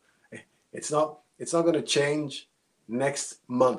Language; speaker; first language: English; non-native, local second language; Yoruba